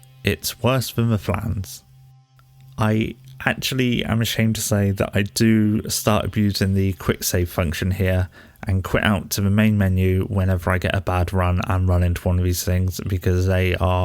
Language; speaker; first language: English; native; English